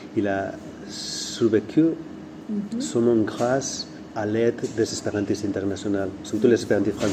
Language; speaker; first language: French; non-native, fluent; Catalan